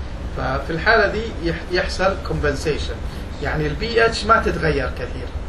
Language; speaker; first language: Arabic; native; Arabic